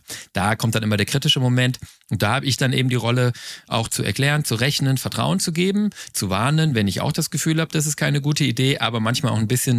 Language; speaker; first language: German; native; German